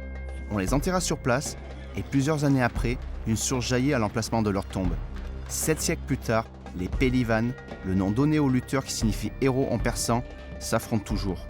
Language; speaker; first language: French; native; French